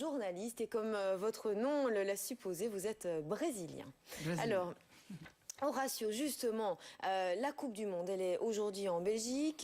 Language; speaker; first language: French; native; French